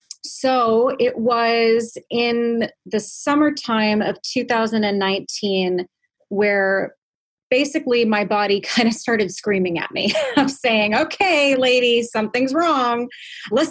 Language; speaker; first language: English; native; English